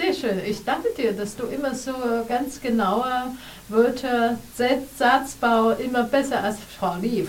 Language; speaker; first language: German; non-native, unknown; Chinese